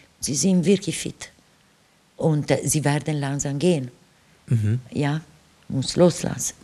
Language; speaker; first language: German; non-native, fluent; Italian